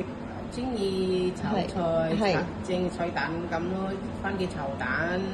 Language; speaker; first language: Cantonese; non-native, learner; Indonesian